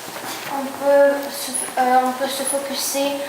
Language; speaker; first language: French; non-native, learner; Ukrainian